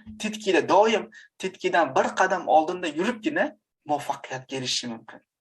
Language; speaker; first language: Uzbek; native; Uzbek